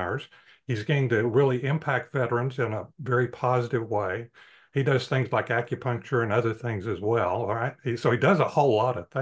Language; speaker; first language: English; native; English